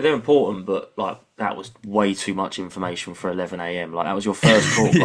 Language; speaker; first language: English; native; English